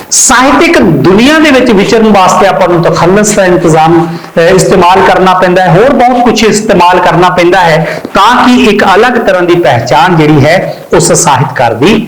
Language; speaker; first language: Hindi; non-native, local second language; Punjabi